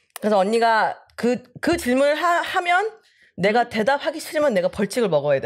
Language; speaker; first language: Korean; early bilingual, heritage; Korean